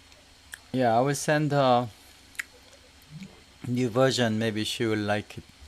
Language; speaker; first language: English; non-native, learner; Korean